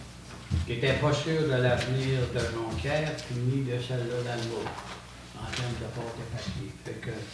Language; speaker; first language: French; native; French